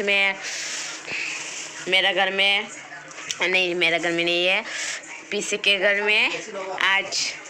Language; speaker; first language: Hindi; non-native, local second language; Kok Borok